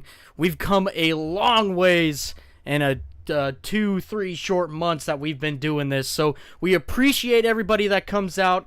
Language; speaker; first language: English; native; English